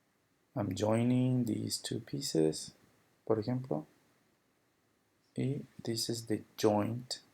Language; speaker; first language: English; non-native, fluent; Spanish